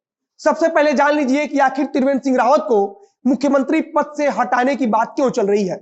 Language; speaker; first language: Hindi; native; Hindi